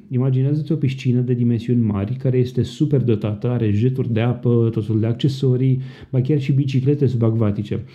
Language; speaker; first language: Romanian; native; Romanian